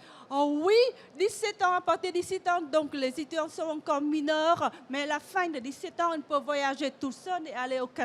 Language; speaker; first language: French; non-native, fluent; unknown